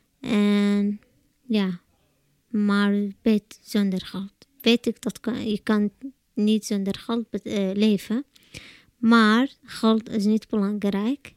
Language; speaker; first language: Dutch; non-native, learner; Arabic